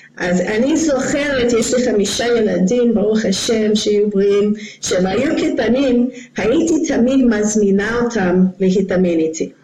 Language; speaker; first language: Hebrew; non-native, fluent; English